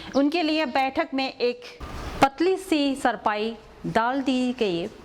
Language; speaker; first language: Hindi; non-native, local second language; Manipuri